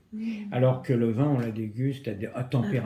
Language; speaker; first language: French; native; French